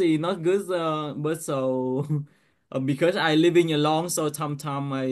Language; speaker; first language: English; non-native, learner; Vietnamese